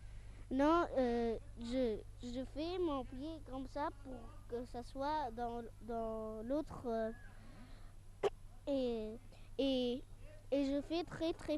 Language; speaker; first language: French; non-native, local second language; Arabic